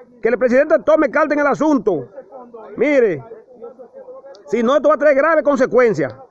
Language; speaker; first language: Spanish; native; Spanish